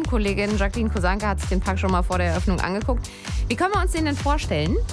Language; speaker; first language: German; native; German